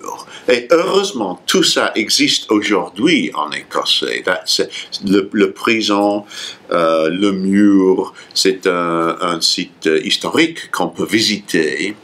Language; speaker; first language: French; non-native, fluent; English